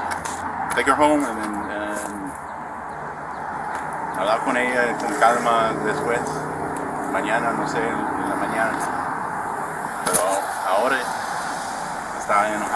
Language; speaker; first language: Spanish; non-native, learner; English